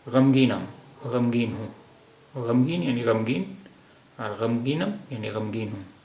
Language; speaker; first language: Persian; non-native, fluent; Urdu